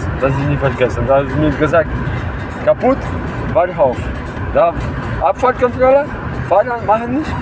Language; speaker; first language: German; non-native, learner; Polish